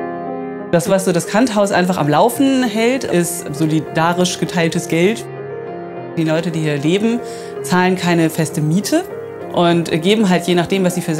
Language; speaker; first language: German; native; German